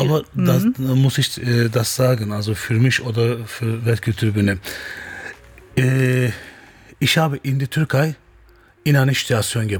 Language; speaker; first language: German; non-native, learner; Turkish